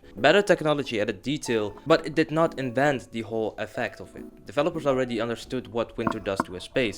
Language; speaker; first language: English; non-native, fluent; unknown